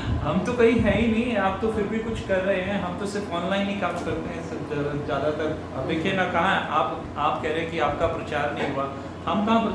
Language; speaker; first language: Hindi; native; Hindi